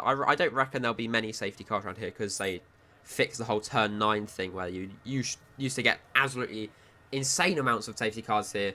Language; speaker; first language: English; native; English